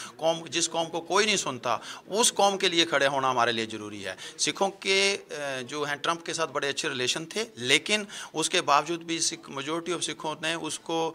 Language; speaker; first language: Hindi; non-native, local second language; Punjabi